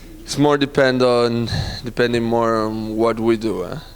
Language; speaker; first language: English; non-native, fluent; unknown